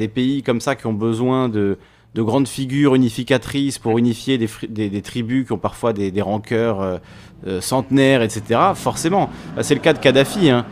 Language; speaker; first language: French; native; French